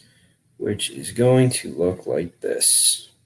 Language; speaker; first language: English; native; English